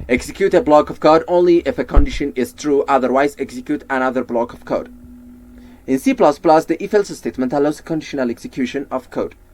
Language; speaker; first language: English; non-native, local second language; Amharic